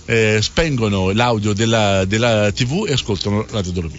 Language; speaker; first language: Italian; native; Italian